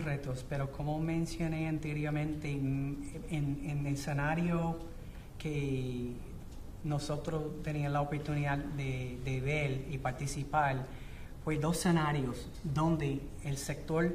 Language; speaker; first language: Spanish; non-native, fluent; English